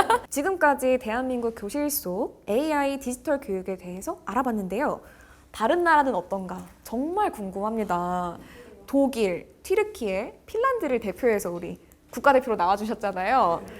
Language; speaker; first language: Korean; native; Korean